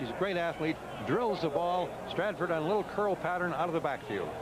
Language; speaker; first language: English; native; English